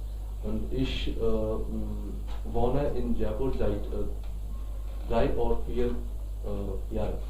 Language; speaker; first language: German; non-native, learner; Hindi